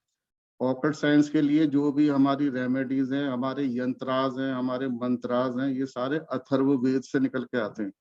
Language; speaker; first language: Hindi; native; Hindi